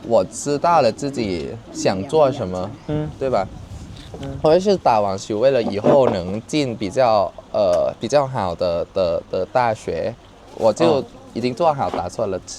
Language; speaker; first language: Chinese; non-native, fluent; Thai